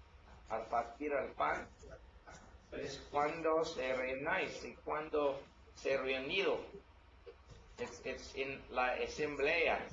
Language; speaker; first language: Spanish; non-native, learner; English